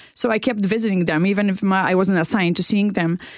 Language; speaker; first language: English; non-native, fluent; Polish